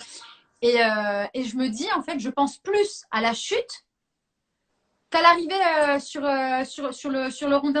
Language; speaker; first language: French; native; French